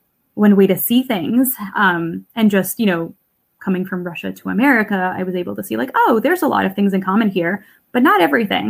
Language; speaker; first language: English; early bilingual, other home language; Russian